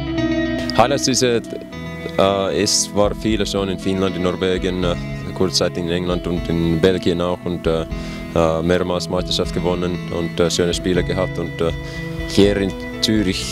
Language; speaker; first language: German; non-native, learner; Finnish